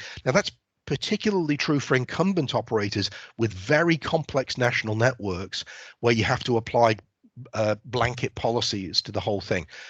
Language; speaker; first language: English; native; English